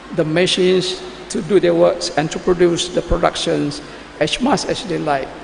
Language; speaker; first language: English; non-native, local second language; Malay